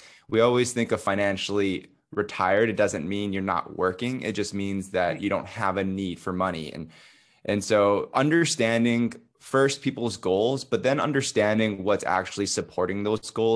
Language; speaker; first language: English; native; English